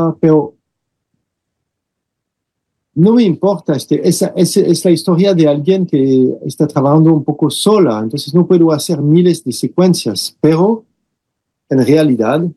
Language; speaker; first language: Spanish; non-native, fluent; French